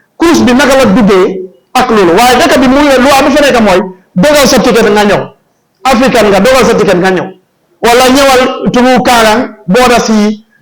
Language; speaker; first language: Wolof; non-native, local second language; Jola-Fonyi